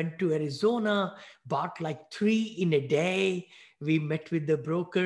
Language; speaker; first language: English; non-native, local second language; Hindi